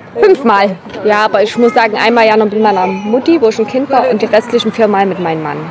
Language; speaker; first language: German; native; German